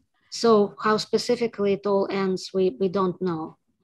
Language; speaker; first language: English; non-native, fluent; Ukrainian